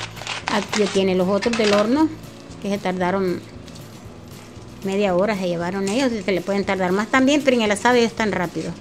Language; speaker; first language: Spanish; native; Spanish